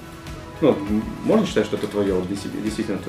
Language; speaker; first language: Russian; native; Russian